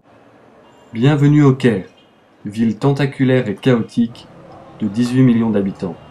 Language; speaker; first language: French; native; French